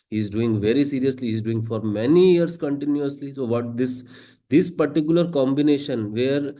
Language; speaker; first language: English; non-native, local second language; Punjabi